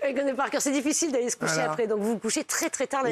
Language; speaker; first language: French; native; French